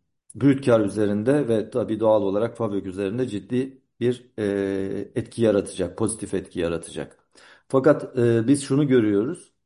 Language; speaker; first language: Turkish; native; Turkish